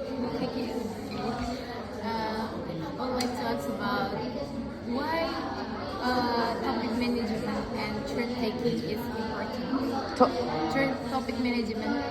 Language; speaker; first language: English; non-native, learner; Indonesian